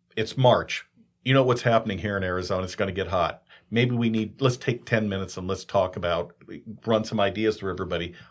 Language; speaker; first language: English; native; English